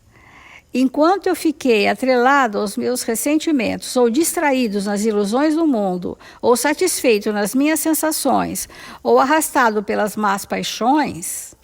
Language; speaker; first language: Portuguese; native; Portuguese